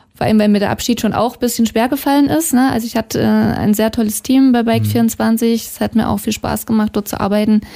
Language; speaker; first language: German; native; German